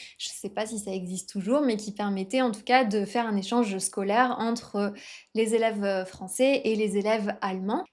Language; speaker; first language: French; native; French